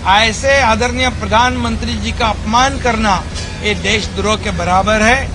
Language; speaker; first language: Hindi; non-native, local second language; Marathi